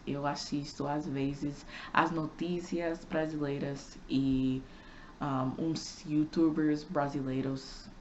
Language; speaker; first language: Portuguese; non-native, fluent; English